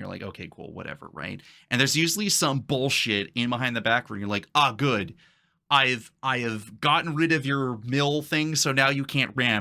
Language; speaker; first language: English; native; English